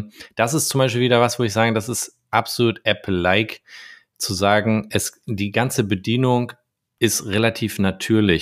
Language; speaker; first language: German; native; German